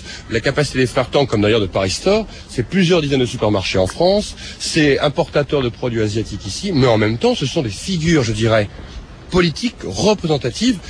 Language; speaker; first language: French; native; French